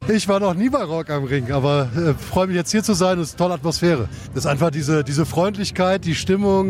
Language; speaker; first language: German; native; German